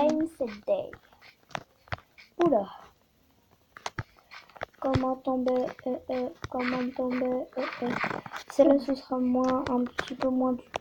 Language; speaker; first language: French; native; French